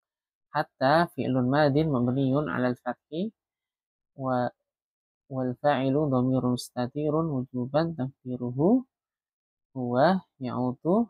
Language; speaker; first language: Arabic; non-native, fluent; Indonesian